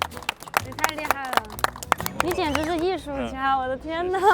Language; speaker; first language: Chinese; native; Chinese